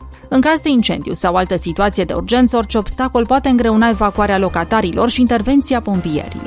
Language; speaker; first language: Romanian; native; Romanian